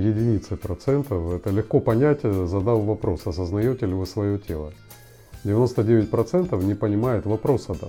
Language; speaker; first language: Russian; native; Russian